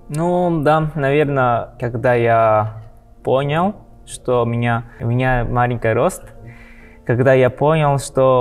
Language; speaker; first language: Russian; non-native, learner; Japanese